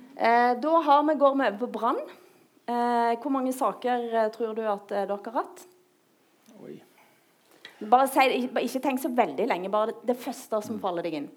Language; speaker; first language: Norwegian; native; Norwegian